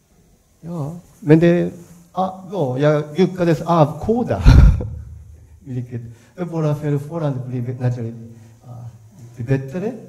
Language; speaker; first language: Swedish; non-native, fluent; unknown